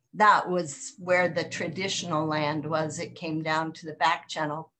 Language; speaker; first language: English; native; English